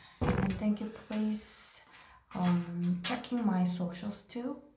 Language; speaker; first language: English; non-native, learner; Korean